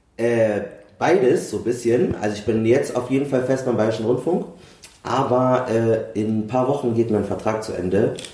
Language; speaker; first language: German; native; German